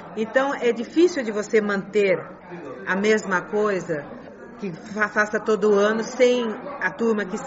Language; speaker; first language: Portuguese; non-native, fluent; Chinese